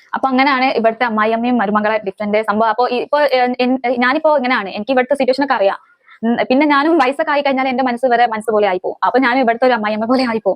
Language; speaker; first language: Malayalam; non-native, local second language; Hindi